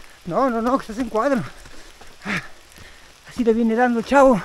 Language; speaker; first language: Spanish; native; Spanish